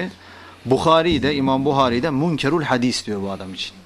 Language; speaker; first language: Turkish; native; Turkish